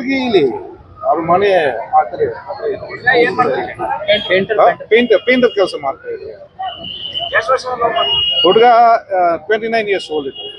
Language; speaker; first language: Kannada; non-native, local second language; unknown